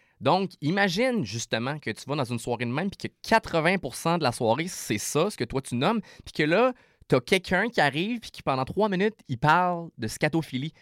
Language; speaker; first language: French; native; French